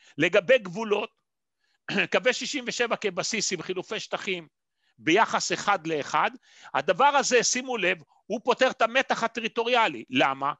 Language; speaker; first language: Hebrew; native; Hebrew